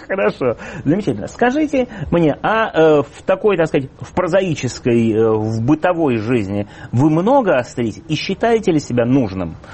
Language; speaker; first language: Russian; native; Russian